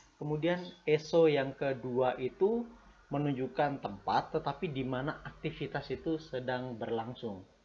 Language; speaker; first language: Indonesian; native; Indonesian